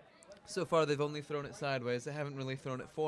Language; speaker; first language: English; native; English